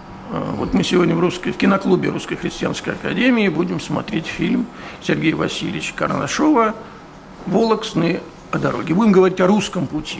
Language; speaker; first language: Russian; native; Russian